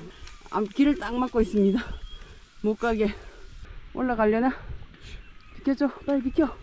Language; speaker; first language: Korean; native; Korean